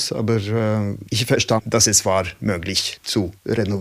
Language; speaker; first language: German; non-native, learner; Norwegian